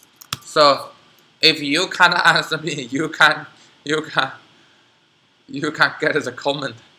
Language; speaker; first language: English; non-native, learner; Chinese